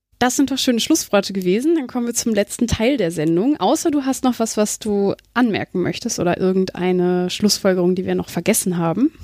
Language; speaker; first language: German; native; German